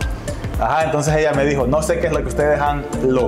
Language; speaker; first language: Spanish; native; Spanish